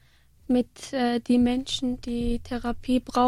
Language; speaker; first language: German; non-native, fluent; Kurdish